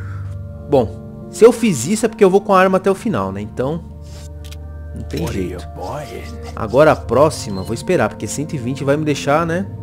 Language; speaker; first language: Portuguese; native; Portuguese